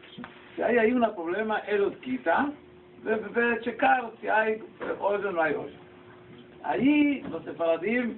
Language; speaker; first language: Spanish; non-native, learner; Hebrew